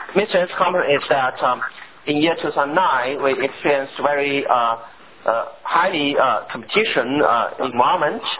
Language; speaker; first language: English; non-native, fluent; Chinese